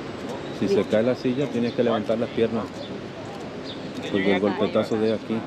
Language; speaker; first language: Spanish; native; Spanish